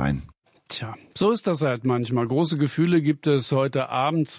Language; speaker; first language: German; native; German